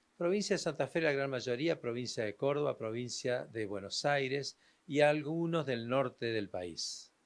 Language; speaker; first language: Spanish; native; Spanish